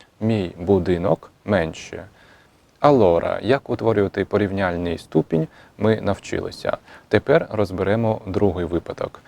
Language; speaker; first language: Ukrainian; non-native, fluent; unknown